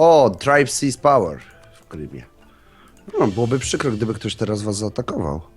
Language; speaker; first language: Polish; native; Polish